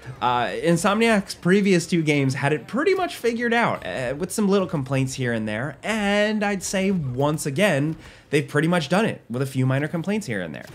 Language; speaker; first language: English; native; English